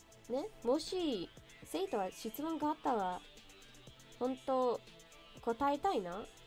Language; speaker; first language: Japanese; non-native, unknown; English